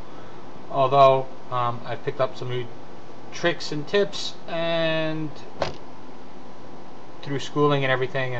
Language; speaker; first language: English; native; English